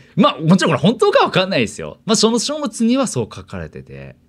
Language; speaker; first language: Japanese; early bilingual, heritage; English